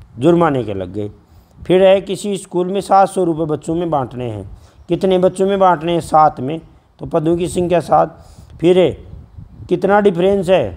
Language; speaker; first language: Hindi; native; Hindi